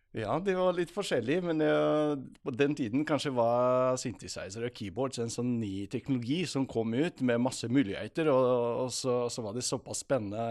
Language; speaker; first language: Norwegian; non-native, fluent; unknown